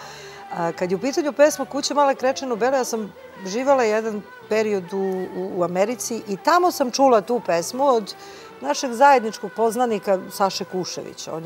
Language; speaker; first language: Serbian; native; Serbian